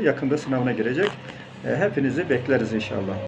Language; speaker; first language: Turkish; native; Turkish